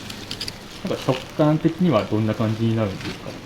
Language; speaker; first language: Japanese; native; Japanese